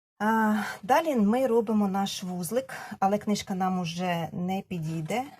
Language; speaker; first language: Ukrainian; non-native, local second language; Russian